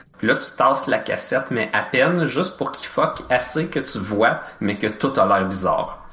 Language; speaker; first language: French; native; French